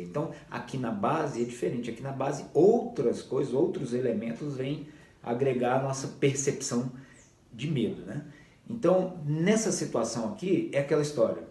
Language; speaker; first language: Portuguese; native; Portuguese